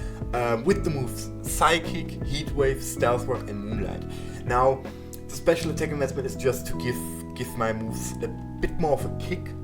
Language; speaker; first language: English; non-native, fluent; German